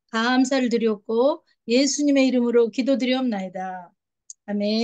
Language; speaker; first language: Korean; native; Korean